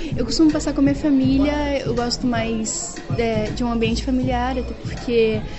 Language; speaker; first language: Portuguese; native; Portuguese